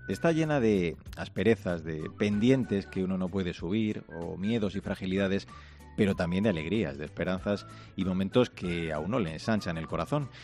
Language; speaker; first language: Spanish; native; Spanish